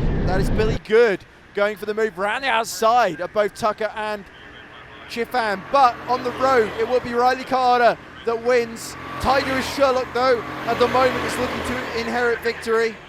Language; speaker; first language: English; native; English